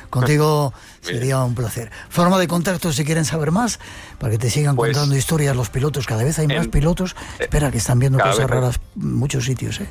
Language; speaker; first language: Spanish; native; Spanish